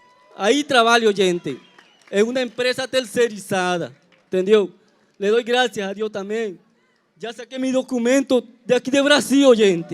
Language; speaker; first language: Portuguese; non-native, learner; Spanish